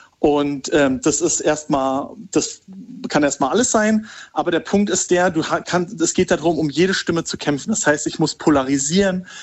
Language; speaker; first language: German; native; German